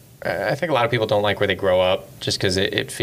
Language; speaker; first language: English; native; English